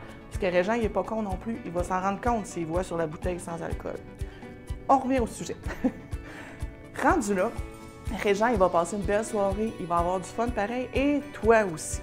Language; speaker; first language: French; native; French